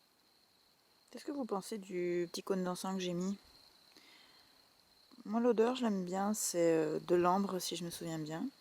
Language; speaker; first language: French; native; French